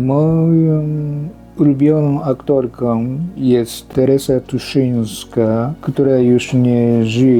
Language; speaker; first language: Polish; non-native, fluent; Japanese